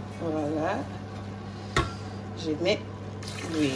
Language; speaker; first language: French; non-native, local second language; Lingala